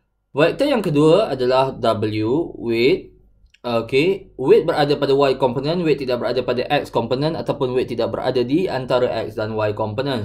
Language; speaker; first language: Malay; native; Malay